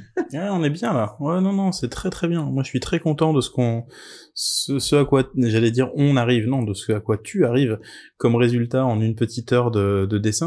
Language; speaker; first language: French; native; French